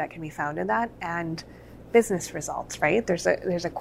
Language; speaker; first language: English; native; English